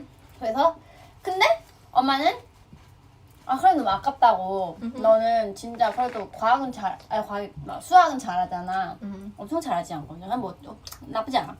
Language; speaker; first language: Korean; non-native, fluent; Thai